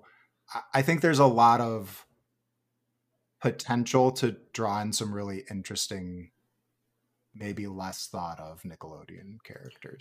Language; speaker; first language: English; native; English